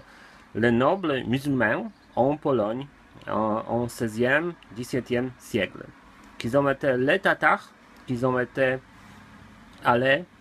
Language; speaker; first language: French; non-native, learner; Polish